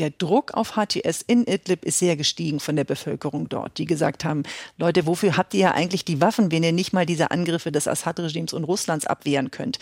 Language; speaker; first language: German; native; German